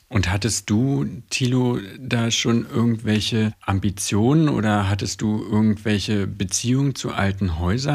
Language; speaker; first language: German; native; German